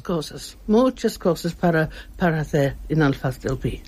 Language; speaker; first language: Spanish; non-native, learner; English